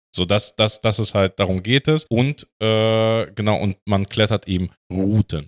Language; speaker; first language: German; early bilingual, other home language; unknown